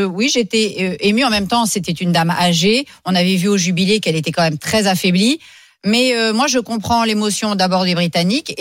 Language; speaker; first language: French; native; French